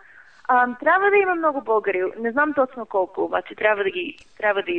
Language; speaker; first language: Bulgarian; non-native, fluent; English